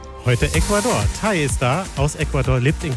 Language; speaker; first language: German; native; German